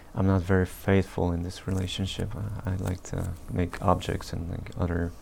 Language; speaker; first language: English; early bilingual, other home language; Polish